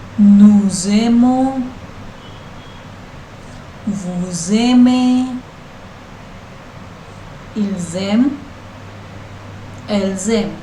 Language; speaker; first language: French; non-native, learner; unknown